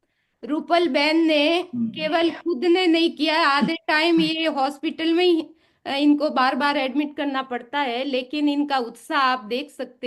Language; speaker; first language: Hindi; native; Hindi